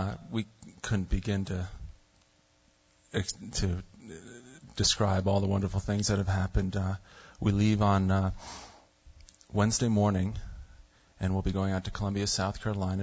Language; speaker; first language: English; native; English